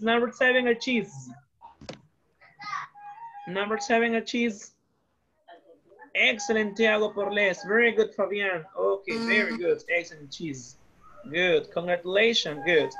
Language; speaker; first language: English; non-native, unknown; Spanish